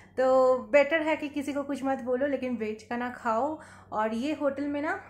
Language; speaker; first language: Hindi; non-native, local second language; Bangla